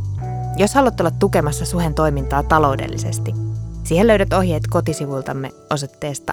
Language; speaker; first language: Finnish; native; Finnish